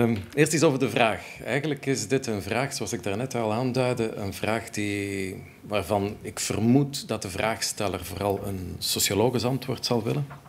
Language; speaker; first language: Dutch; native; Dutch